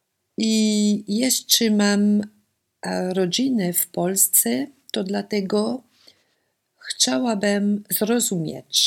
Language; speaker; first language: Polish; non-native, learner; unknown